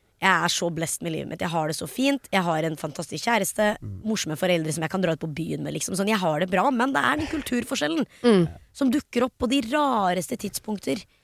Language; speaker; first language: Norwegian; early bilingual, other home language; Hindi